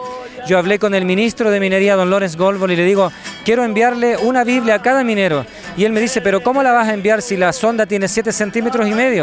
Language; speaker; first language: Spanish; native; Spanish